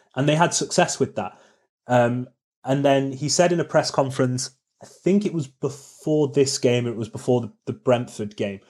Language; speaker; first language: English; native; English